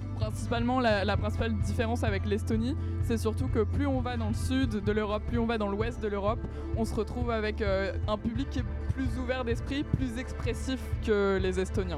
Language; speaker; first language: French; native; French